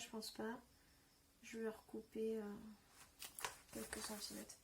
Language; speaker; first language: French; native; French